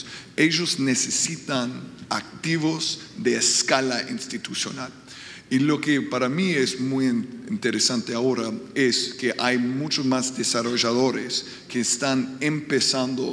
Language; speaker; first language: Spanish; non-native, fluent; English